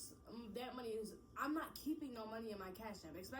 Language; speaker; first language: English; native; English